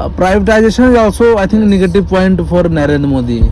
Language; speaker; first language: English; non-native, local second language; Hindi